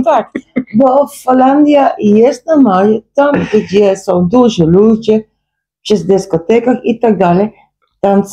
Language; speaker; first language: Polish; non-native, learner; Dutch